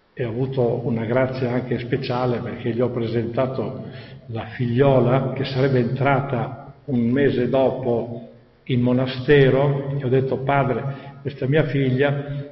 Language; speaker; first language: Italian; native; Italian